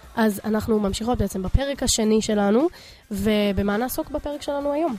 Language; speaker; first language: Hebrew; native; Hebrew